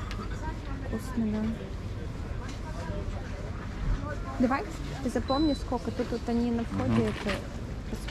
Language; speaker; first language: Russian; native; Russian